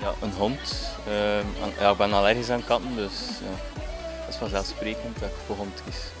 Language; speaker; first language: Dutch; native; Dutch